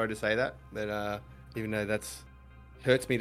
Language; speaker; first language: English; native; English